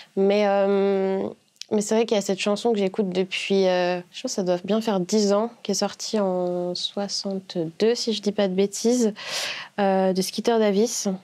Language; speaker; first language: French; native; French